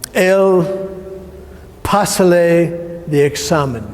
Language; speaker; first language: Spanish; non-native, learner; English